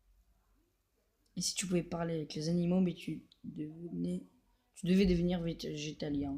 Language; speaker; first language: French; native; French